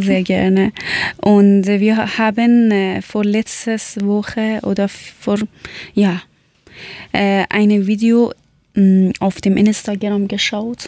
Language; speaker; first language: German; non-native, learner; Persian